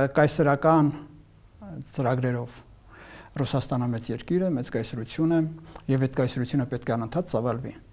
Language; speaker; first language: Armenian; native; Armenian